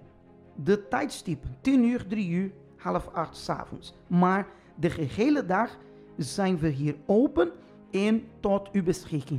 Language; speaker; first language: Dutch; non-native, fluent; Portuguese